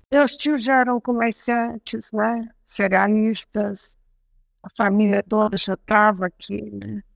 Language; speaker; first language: Portuguese; early bilingual, other home language; Arabic